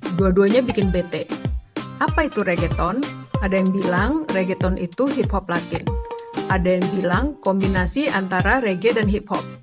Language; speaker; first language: Indonesian; native; Indonesian